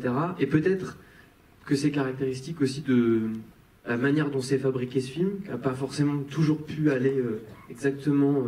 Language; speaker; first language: French; native; French